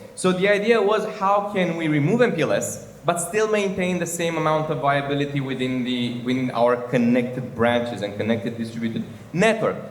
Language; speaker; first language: English; non-native, fluent; Romanian